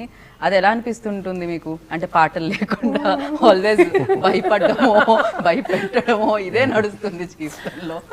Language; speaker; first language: Telugu; native; Telugu